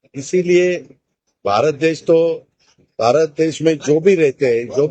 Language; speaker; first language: Hindi; non-native, local second language; Marathi